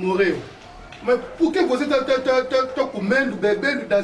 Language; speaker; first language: Portuguese; non-native, learner; Lingala